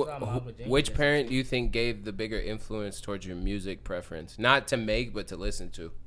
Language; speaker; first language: English; native; English